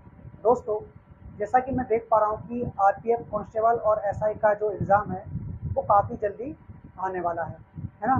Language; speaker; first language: Hindi; native; Hindi